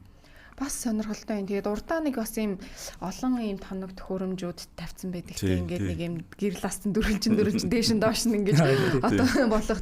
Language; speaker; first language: Mongolian; native; Mongolian